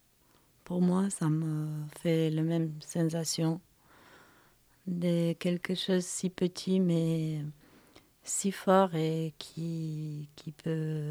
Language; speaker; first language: French; non-native, fluent; Romanian